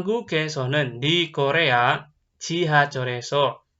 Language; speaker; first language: Korean; non-native, fluent; Indonesian